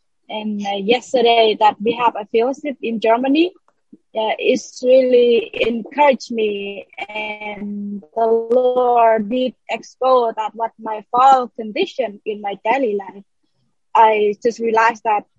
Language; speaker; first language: English; non-native, learner; Vietnamese